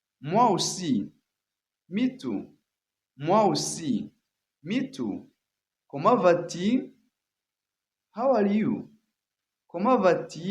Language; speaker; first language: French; non-native, learner; Kinyarwanda